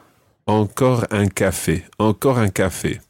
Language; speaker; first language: French; non-native, fluent; English